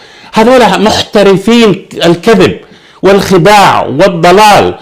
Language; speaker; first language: Arabic; native; Arabic